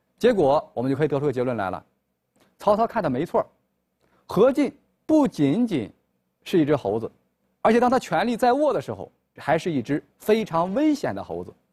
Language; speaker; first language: Chinese; native; Chinese